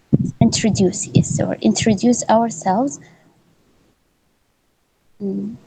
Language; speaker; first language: English; non-native, learner; Arabic